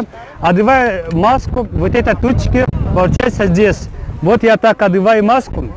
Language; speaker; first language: Russian; non-native, learner; Arabic